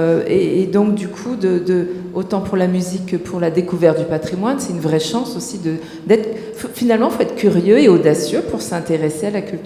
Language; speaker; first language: French; native; French